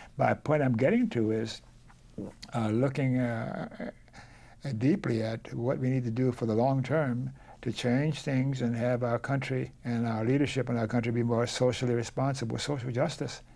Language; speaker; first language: English; native; English